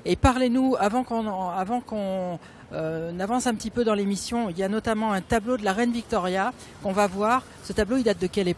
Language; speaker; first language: French; native; French